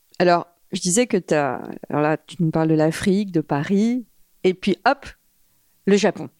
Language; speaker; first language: French; native; French